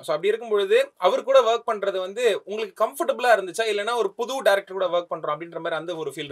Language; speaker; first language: Tamil; native; Tamil